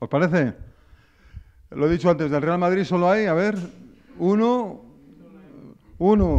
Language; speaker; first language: Spanish; native; Spanish